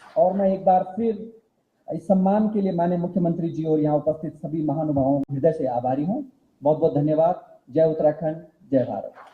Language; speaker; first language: Hindi; native; Hindi